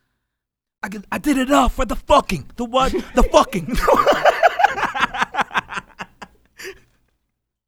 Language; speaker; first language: English; non-native, local second language; Filipino